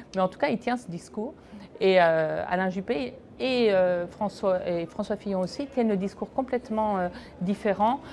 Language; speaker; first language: French; native; French